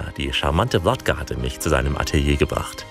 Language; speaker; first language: German; native; German